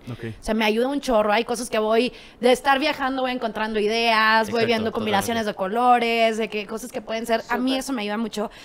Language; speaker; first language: Spanish; native; Spanish